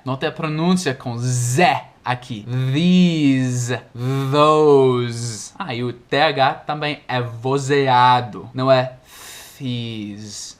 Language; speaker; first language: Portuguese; non-native, fluent; English